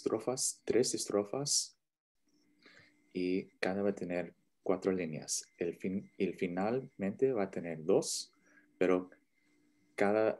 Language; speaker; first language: Spanish; non-native, learner; English